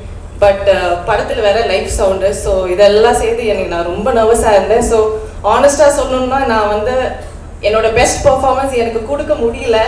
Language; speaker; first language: Tamil; non-native, fluent; Malayalam